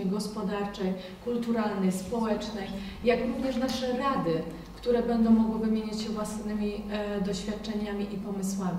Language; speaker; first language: Polish; native; Polish